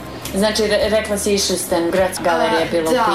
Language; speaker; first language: Croatian; native; Croatian